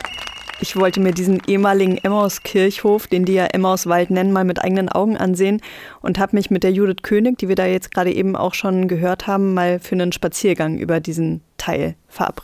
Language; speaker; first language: German; native; German